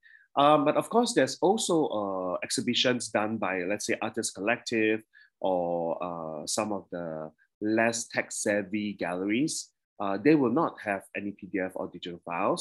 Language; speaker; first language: English; early bilingual, other home language; Indonesian